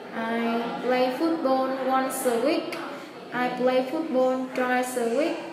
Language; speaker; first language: English; non-native, fluent; Vietnamese